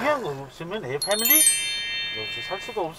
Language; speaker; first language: Korean; non-native, fluent; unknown